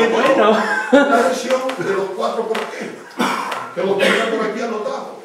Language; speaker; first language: Spanish; native; Spanish